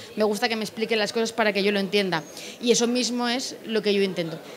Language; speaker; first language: Spanish; native; Spanish